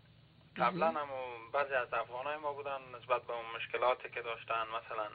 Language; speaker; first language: Persian; native; Persian